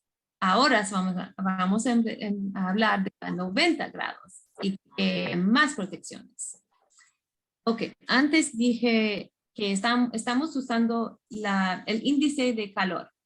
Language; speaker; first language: Spanish; non-native, fluent; English